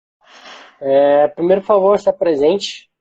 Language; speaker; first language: Portuguese; native; Portuguese